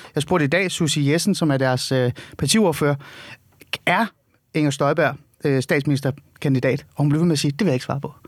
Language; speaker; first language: Danish; early bilingual, other home language; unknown